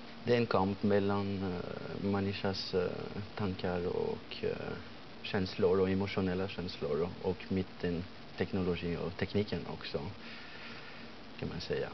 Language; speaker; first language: Swedish; non-native, fluent; French